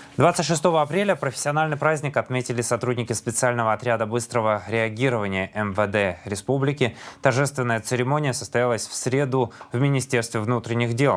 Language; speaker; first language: Russian; native; Russian